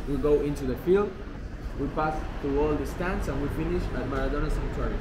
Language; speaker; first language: English; non-native, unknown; Spanish